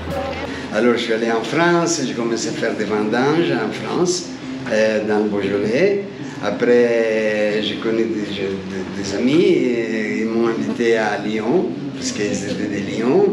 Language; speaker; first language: French; non-native, fluent; Italian